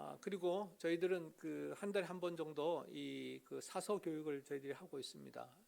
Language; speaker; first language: Korean; native; Korean